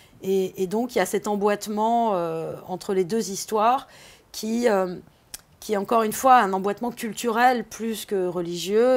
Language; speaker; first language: French; native; French